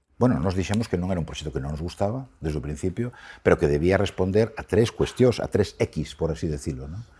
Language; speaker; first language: Galician; non-native, local second language; Spanish